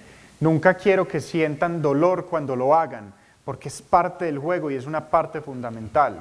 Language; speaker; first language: Spanish; native; Spanish